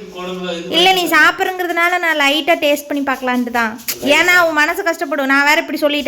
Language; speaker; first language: Tamil; native; Tamil